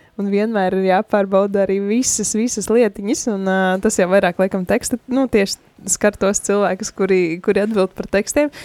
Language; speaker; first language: Latvian; native; Latvian